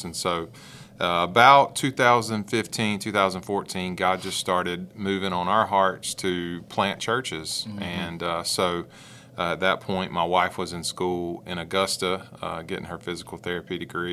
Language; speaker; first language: English; native; English